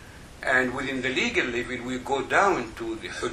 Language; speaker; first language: English; non-native, fluent; Arabic